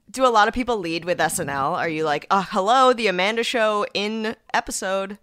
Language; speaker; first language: English; native; English